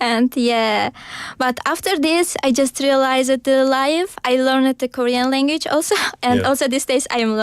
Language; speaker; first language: English; non-native, learner; Uzbek